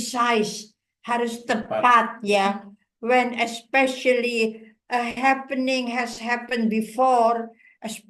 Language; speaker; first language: English; non-native, fluent; Indonesian